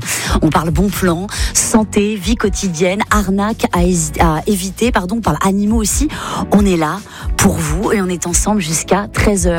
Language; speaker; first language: French; native; French